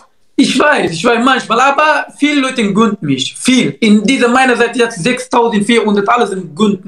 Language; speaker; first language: German; non-native, learner; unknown